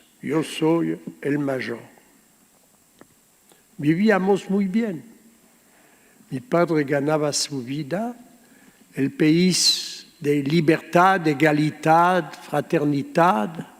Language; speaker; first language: Spanish; early bilingual, heritage; Ladino